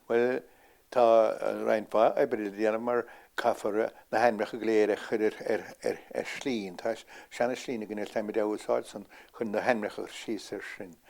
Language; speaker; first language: Irish; native; Irish